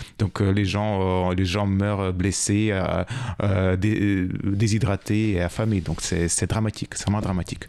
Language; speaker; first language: French; non-native, fluent; Ukrainian